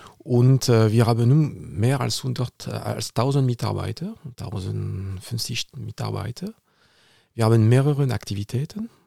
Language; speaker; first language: German; non-native, fluent; French